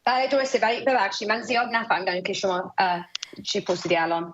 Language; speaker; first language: Persian; early bilingual, heritage; Persian